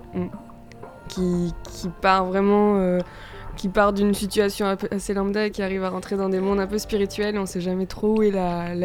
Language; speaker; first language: French; native; French